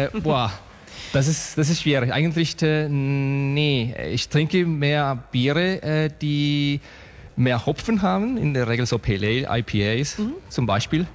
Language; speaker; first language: German; non-native, fluent; Spanish